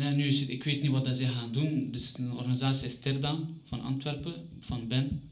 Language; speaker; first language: Dutch; non-native, fluent; Chechen